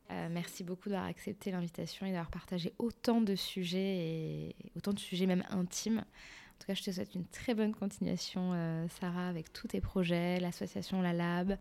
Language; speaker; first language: French; native; French